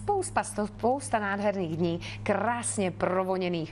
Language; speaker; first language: Czech; native; Czech